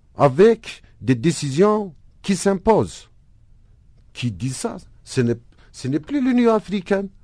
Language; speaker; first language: French; non-native, local second language; Arabic